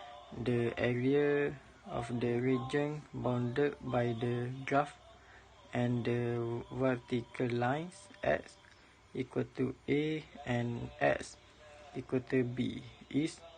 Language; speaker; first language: English; non-native, local second language; Malay